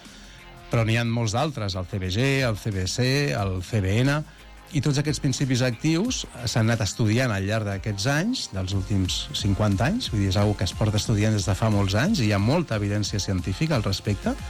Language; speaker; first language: Catalan; native; Catalan